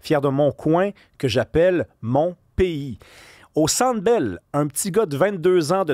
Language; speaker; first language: French; native; French